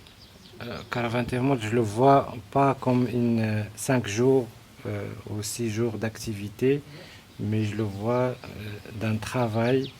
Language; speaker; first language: French; non-native, local second language; Arabic